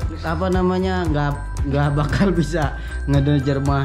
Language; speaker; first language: Indonesian; native; Indonesian